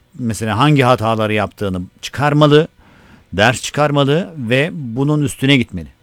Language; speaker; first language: Turkish; native; Turkish